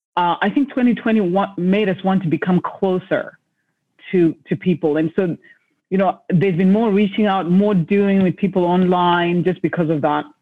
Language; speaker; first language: English; non-native, local second language; Shona